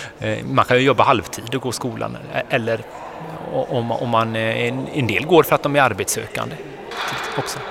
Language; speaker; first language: Swedish; native; Swedish